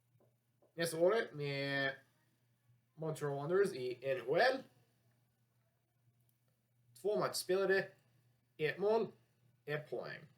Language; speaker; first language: Swedish; non-native, learner; English